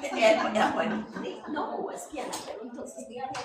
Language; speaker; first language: Spanish; non-native, fluent; English